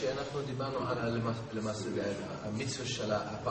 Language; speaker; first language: Hebrew; non-native, fluent; English